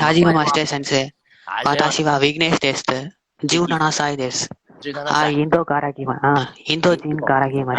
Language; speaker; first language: Japanese; non-native, learner; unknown